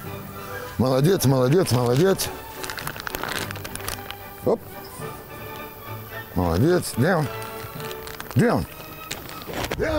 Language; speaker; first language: Russian; non-native, learner; English